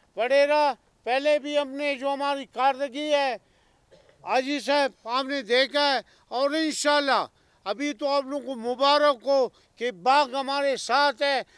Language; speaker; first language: Urdu; non-native, local second language; Baluchi